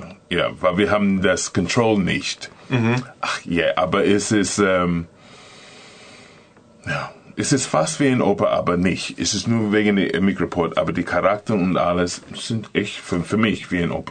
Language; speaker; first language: German; non-native, learner; English